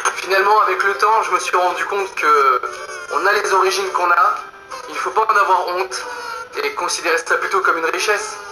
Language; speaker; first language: French; native; French